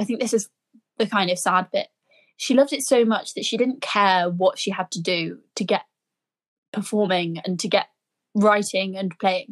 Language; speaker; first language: English; native; English